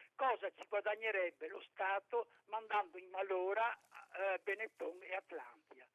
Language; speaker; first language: Italian; native; Italian